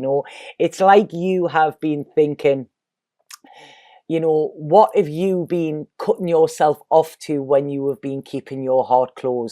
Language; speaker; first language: English; native; English